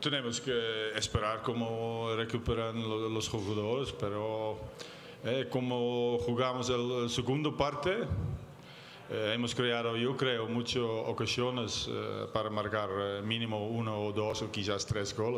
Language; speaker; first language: Spanish; non-native, learner; Dutch